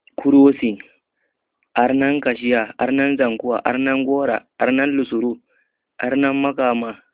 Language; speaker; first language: Hausa; non-native, local second language; Fula